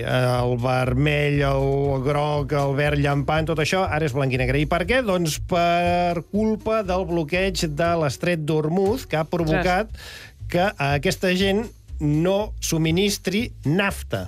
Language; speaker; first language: Catalan; native; Catalan